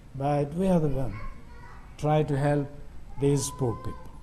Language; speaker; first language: English; non-native, local second language; Telugu